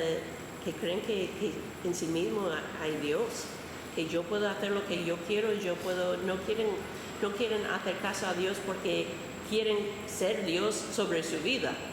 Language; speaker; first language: Spanish; non-native, fluent; English